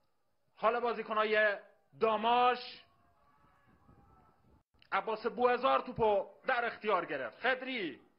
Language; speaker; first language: Persian; native; Persian